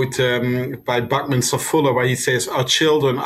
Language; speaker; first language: English; non-native, fluent; Dutch